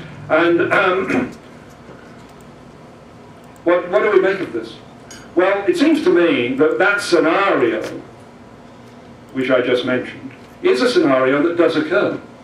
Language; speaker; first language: English; native; English